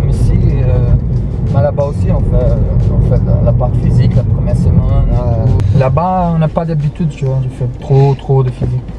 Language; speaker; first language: French; non-native, learner; Portuguese